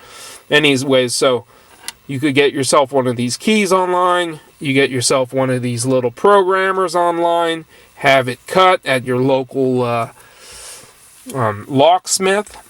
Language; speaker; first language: English; native; English